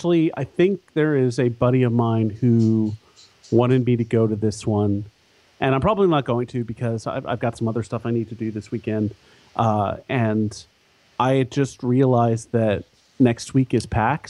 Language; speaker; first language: English; native; English